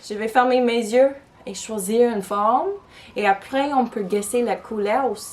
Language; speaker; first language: French; non-native, local second language; English